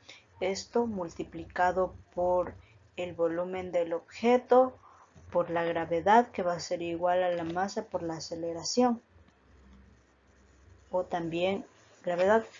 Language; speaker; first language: Spanish; native; Spanish